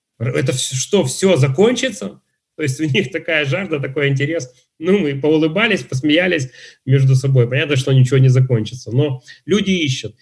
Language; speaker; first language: Russian; native; Russian